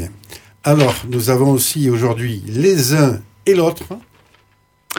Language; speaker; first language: French; native; French